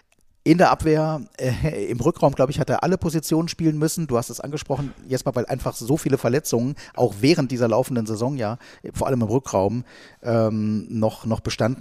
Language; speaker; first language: German; native; German